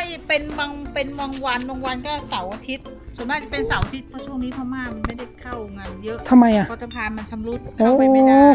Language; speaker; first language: Thai; native; Thai